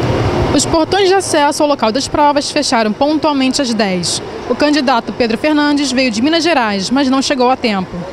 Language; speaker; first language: Portuguese; native; Portuguese